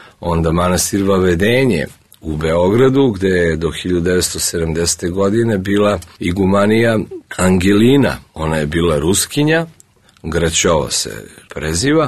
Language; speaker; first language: Serbian; early bilingual, other home language; Russian